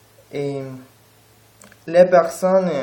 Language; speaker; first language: French; non-native, learner; Spanish